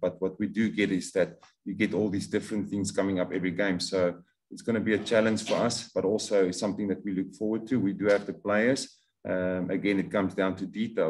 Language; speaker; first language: English; non-native, local second language; Afrikaans